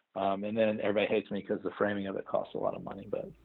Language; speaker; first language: English; native; English